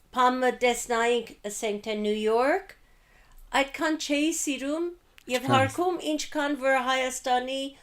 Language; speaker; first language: Armenian; early bilingual, heritage; Armenian